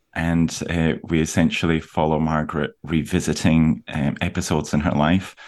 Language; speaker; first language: English; native; English